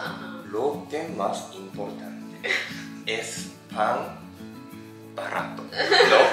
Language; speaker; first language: Spanish; non-native, learner; Japanese